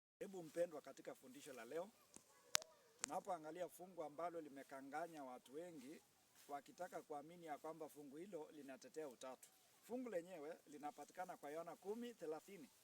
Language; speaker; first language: Swahili; non-native, local second language; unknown